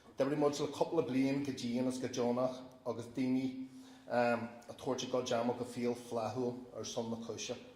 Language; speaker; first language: Irish; non-native, local second language; English